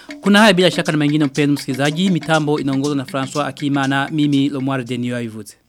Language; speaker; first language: Swahili; non-native, local second language; Rundi